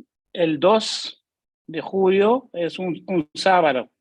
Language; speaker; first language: Spanish; non-native, learner; French